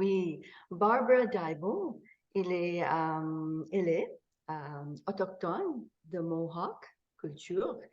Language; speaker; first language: French; non-native, fluent; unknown